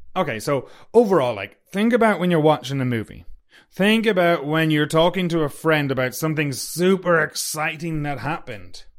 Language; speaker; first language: English; native; English